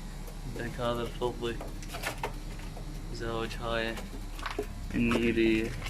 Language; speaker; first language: Arabic; native; Arabic